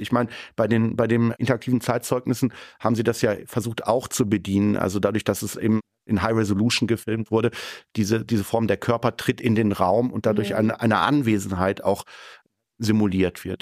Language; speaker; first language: German; native; German